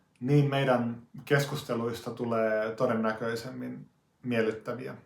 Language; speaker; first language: Finnish; native; Finnish